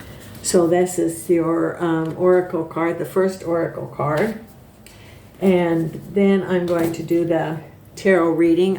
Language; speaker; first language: English; native; English